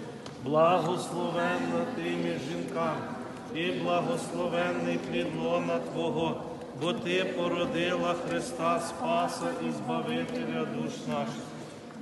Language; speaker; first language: Ukrainian; native; Ukrainian